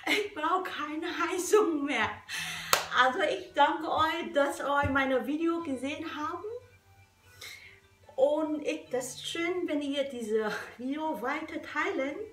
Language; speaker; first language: German; non-native, learner; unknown